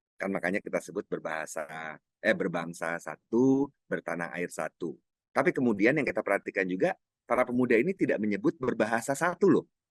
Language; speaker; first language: Indonesian; non-native, local second language; Minangkabau